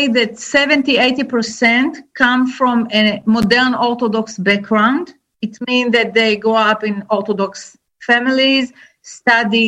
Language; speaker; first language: English; non-native, fluent; Hebrew